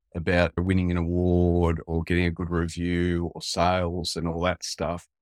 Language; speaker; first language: English; native; English